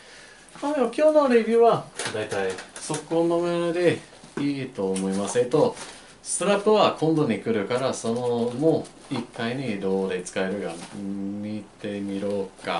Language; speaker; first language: Japanese; non-native, learner; English